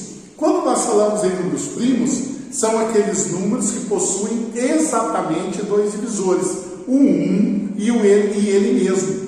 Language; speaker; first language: Portuguese; native; Portuguese